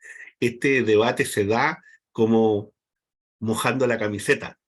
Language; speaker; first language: Spanish; native; Spanish